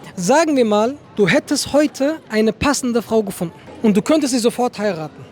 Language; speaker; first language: German; early bilingual, other home language; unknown